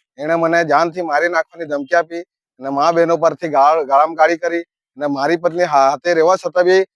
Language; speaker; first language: Gujarati; non-native, local second language; Gamit